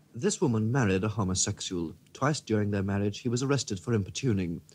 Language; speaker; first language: English; native; English